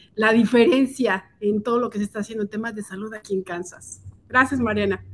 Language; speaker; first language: Spanish; native; Spanish